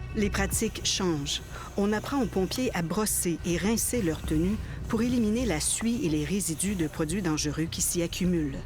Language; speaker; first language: French; native; French